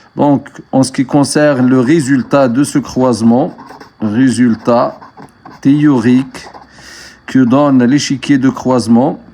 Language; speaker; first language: French; non-native, local second language; Arabic